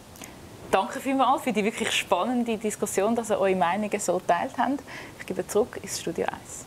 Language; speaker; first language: German; native; German